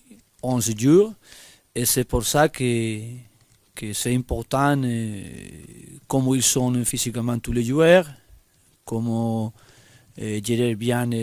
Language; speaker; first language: French; non-native, learner; Spanish